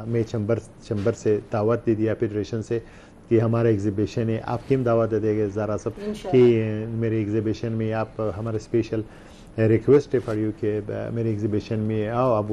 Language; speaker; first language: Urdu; non-native, learner; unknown